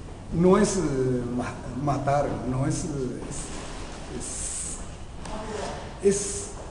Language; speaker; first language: Spanish; non-native, learner; Japanese